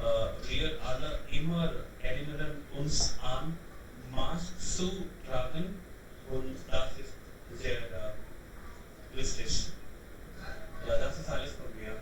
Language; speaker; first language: German; non-native, learner; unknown